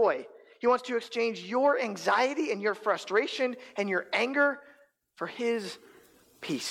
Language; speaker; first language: English; native; English